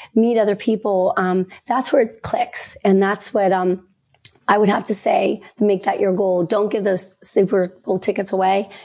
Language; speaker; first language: English; native; English